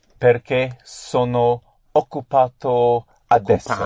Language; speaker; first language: Italian; non-native, learner; English